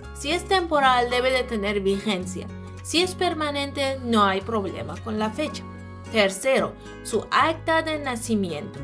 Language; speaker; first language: Spanish; non-native, fluent; Persian